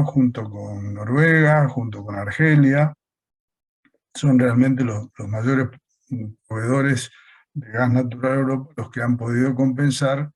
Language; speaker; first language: Spanish; native; Spanish